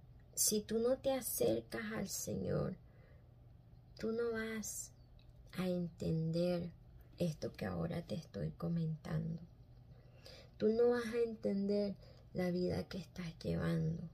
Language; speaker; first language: Spanish; native; Spanish